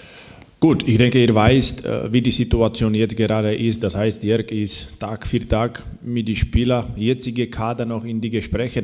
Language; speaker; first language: German; non-native, fluent; Slovak